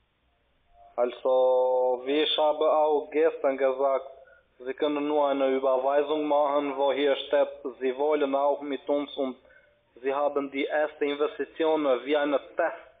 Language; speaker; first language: German; non-native, learner; Albanian